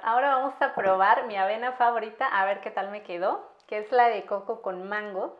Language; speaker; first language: Spanish; native; Spanish